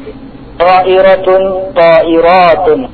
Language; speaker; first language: Arabic; non-native, learner; Indonesian